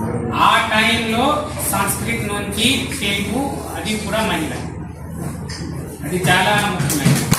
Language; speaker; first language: Telugu; non-native, learner; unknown